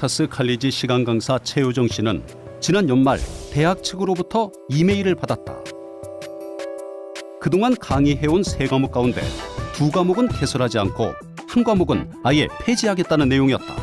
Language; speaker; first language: Korean; native; Korean